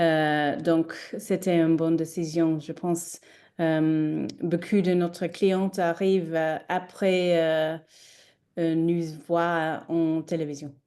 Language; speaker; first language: French; non-native, learner; English